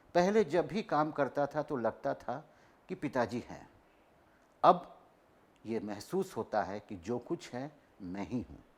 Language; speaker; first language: Hindi; non-native, local second language; Telugu